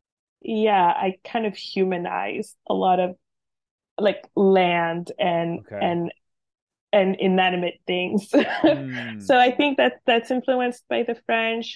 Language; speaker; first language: English; non-native, fluent; French